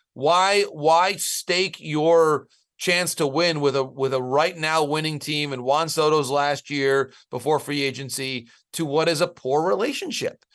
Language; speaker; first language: English; native; English